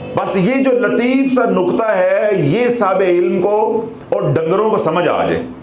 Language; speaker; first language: Urdu; non-native, local second language; Punjabi